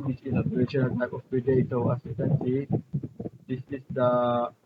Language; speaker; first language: English; non-native, local second language; Filipino